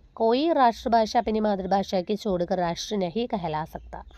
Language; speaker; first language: Hindi; non-native, local second language; Malayalam